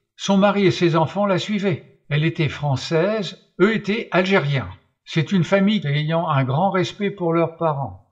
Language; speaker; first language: French; native; French